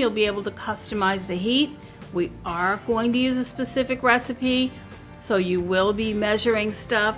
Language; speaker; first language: English; native; English